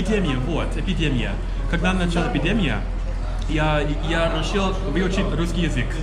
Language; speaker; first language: Russian; non-native, learner; English